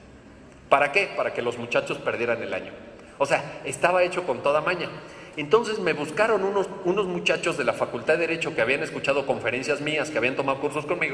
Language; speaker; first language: Spanish; native; Spanish